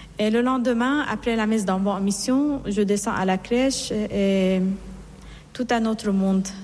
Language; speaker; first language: French; non-native, fluent; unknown